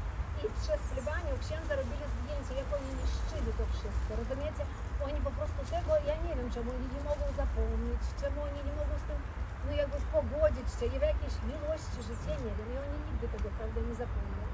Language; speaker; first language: Polish; early bilingual, heritage; Polish